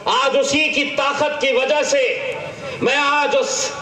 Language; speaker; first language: Hindi; non-native, local second language; Marathi